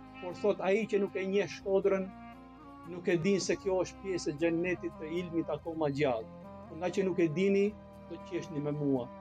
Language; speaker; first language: Albanian; native; Albanian